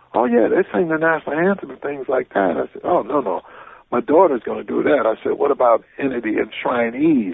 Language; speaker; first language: English; native; English